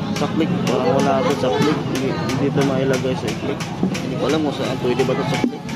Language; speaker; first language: Filipino; non-native, local second language; Cebuano